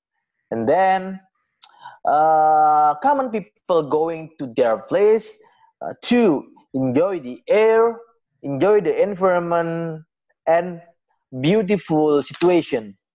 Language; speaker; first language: English; non-native, learner; Indonesian